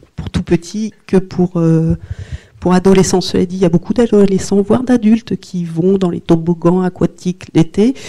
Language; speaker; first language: French; native; French